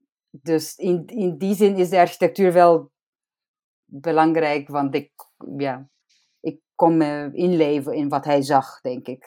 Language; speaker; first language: Dutch; non-native, fluent; Romanian